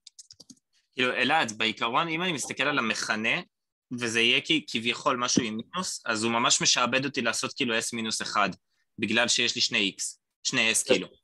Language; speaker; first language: Hebrew; native; Hebrew